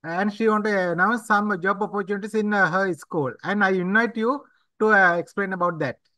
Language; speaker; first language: English; non-native, local second language; Sinhala